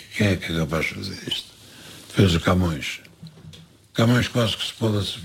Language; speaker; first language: Portuguese; native; Portuguese